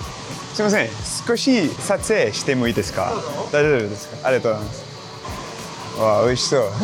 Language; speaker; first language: Japanese; non-native, learner; English